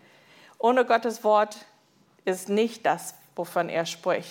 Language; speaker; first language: German; non-native, fluent; English